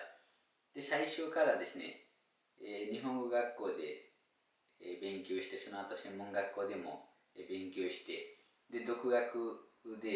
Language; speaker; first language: Japanese; non-native, fluent; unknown